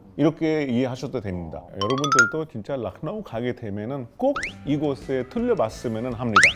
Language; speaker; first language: Korean; non-native, fluent; Hindi